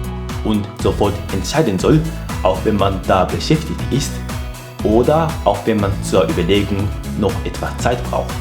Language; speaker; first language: German; non-native, fluent; Japanese